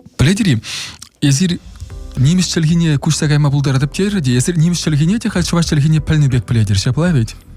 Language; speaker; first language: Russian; non-native, local second language; Chuvash